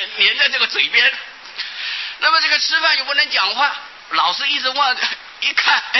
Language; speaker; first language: Chinese; non-native, local second language; Hakka Chinese